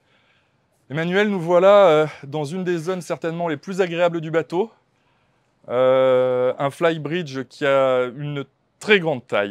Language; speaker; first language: French; native; French